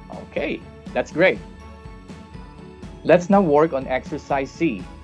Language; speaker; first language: English; non-native, local second language; Filipino